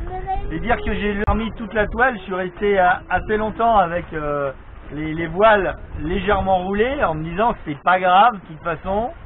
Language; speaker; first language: French; native; French